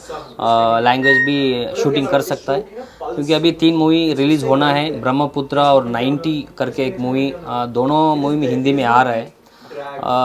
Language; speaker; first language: Hindi; non-native, local second language; Kannada